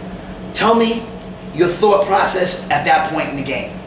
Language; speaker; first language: English; native; English